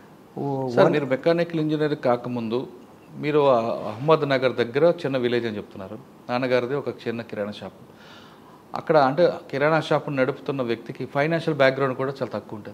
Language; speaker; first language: Telugu; native; Telugu